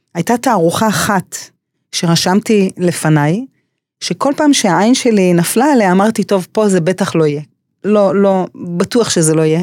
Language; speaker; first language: Hebrew; early bilingual, other home language; English